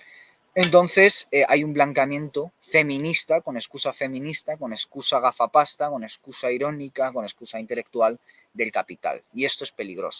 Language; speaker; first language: Spanish; native; Spanish